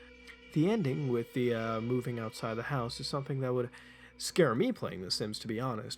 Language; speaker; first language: English; native; English